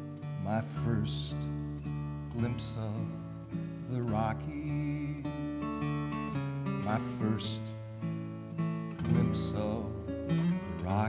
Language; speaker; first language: English; native; English